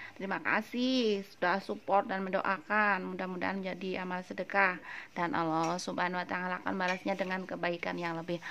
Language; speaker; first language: Indonesian; non-native, local second language; Javanese